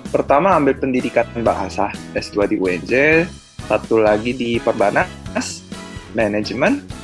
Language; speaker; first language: Indonesian; non-native, fluent; Korean